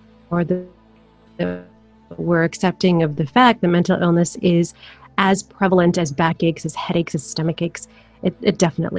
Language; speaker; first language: English; early bilingual, other home language; Filipino